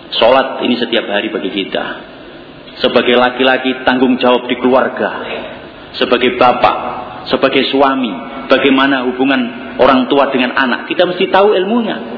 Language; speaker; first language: Indonesian; non-native, local second language; Javanese